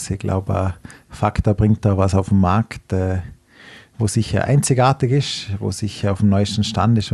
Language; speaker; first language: German; native; German